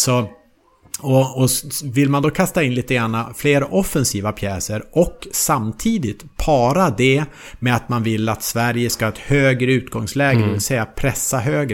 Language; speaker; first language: Swedish; native; Swedish